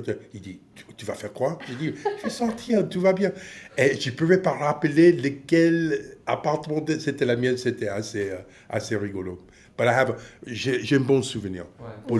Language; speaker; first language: French; non-native, fluent; English